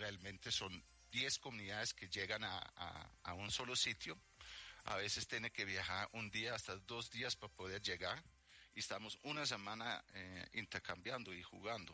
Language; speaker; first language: Spanish; native; Spanish